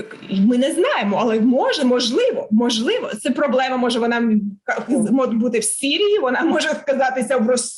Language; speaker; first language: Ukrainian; non-native, learner; English